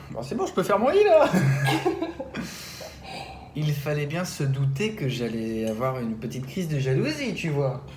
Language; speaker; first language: French; native; French